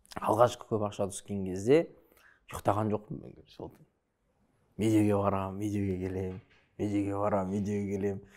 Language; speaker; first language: Kazakh; early bilingual, other home language; Chinese